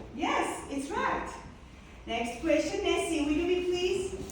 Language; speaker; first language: English; non-native, fluent; Armenian